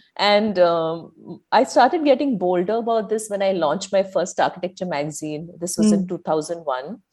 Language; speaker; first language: English; non-native, local second language; Malayalam